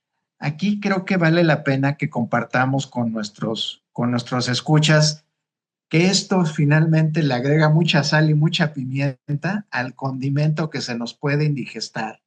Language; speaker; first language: Spanish; native; Spanish